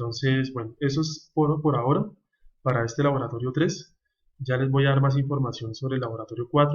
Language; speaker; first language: Spanish; native; Spanish